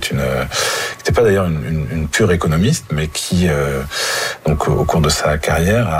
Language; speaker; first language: French; native; French